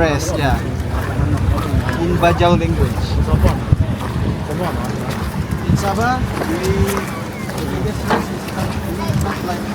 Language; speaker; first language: English; non-native, local second language; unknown